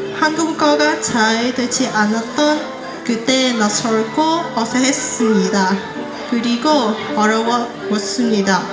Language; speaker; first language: Korean; non-native, fluent; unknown